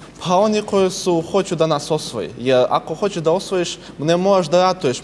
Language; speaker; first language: Serbian; non-native, fluent; Russian